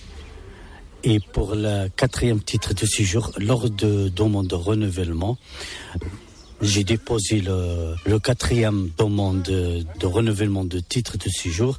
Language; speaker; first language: French; non-native, local second language; Arabic